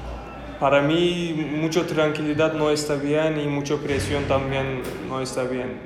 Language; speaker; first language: Spanish; non-native, learner; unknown